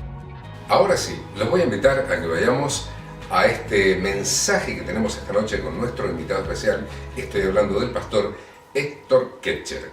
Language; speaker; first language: Spanish; native; Spanish